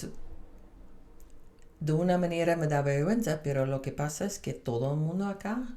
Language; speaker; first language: Spanish; non-native, fluent; Dutch